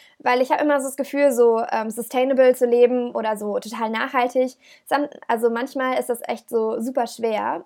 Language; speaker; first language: German; native; German